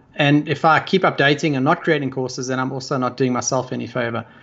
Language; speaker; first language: English; native; English